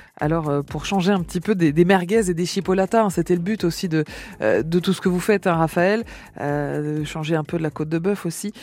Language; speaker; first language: French; native; French